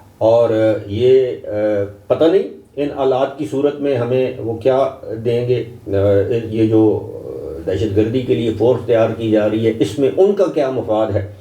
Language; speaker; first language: Urdu; non-native, local second language; Northern Hindko